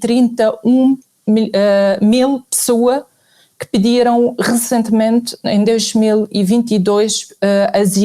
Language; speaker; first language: Portuguese; non-native, fluent; Arabic